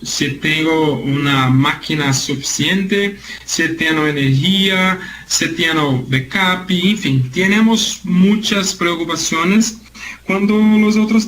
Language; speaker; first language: Spanish; non-native, learner; Portuguese